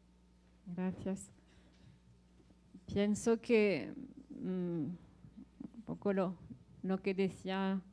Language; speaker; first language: Spanish; non-native, fluent; French